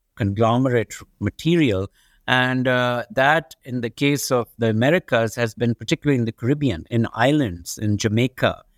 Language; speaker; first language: English; non-native, local second language; Urdu